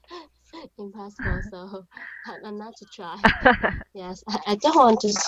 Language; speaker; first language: English; non-native, learner; Chinese